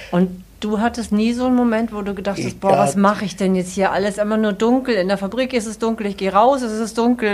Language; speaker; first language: German; native; German